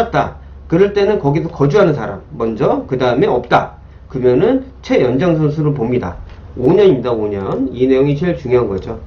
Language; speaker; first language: Korean; native; Korean